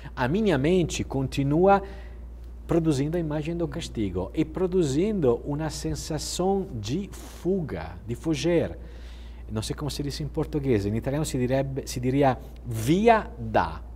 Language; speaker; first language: Portuguese; non-native, fluent; Italian